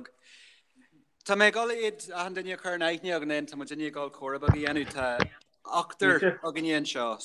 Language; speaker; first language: Irish; non-native, local second language; English